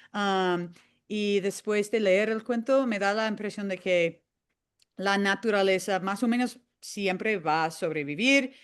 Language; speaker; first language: Spanish; non-native, fluent; English